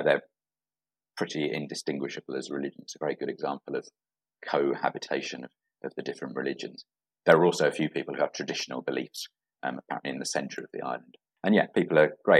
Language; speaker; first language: English; native; English